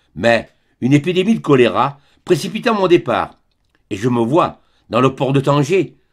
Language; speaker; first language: French; native; French